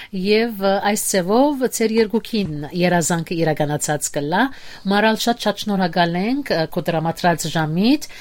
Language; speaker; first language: Armenian; early bilingual, heritage; Armenian